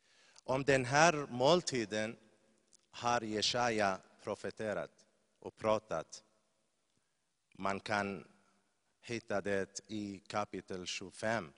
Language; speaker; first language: Swedish; non-native, fluent; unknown